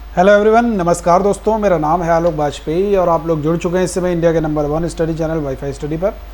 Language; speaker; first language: Hindi; native; Hindi